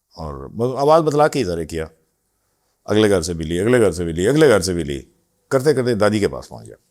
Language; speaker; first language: Urdu; non-native, local second language; Punjabi